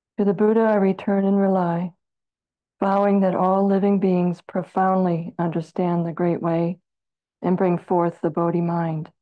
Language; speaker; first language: English; native; English